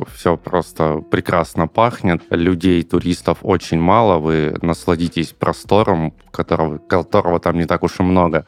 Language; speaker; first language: Russian; native; Russian